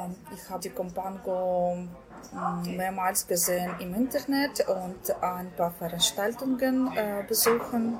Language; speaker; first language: German; non-native, learner; Ukrainian